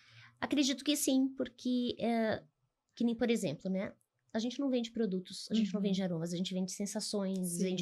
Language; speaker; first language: Portuguese; native; Portuguese